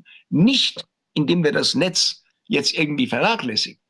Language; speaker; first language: German; native; German